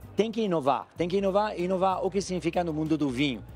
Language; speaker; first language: Portuguese; non-native, fluent; French